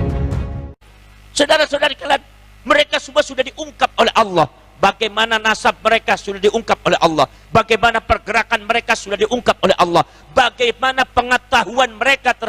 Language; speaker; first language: Indonesian; non-native, local second language; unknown